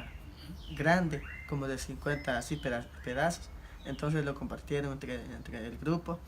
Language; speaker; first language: Spanish; native; Spanish